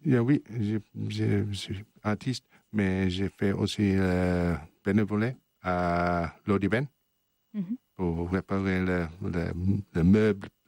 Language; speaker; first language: French; non-native, learner; English